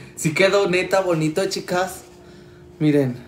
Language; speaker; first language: Spanish; native; Spanish